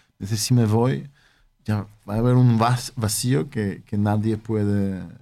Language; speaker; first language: Spanish; non-native, fluent; Polish